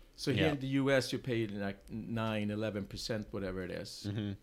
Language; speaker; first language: English; non-native, fluent; Swedish